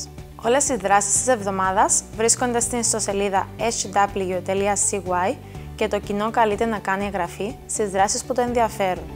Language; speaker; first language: Greek; native; Greek